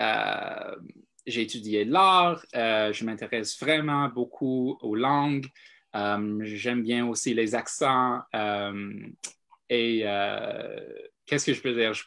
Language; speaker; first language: French; non-native, fluent; English